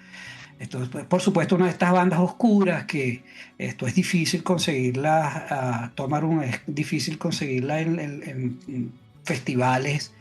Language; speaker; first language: Spanish; native; Spanish